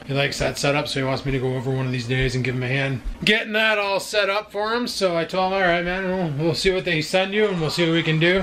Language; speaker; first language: English; native; English